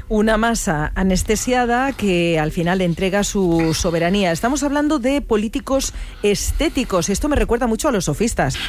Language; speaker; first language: Spanish; native; Spanish